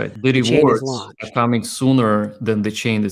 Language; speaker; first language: English; native; English